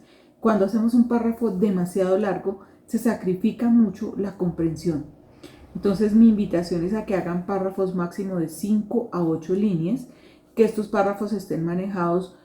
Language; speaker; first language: Spanish; native; Spanish